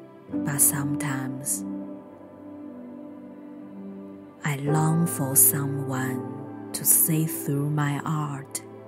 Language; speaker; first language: English; non-native, fluent; Chinese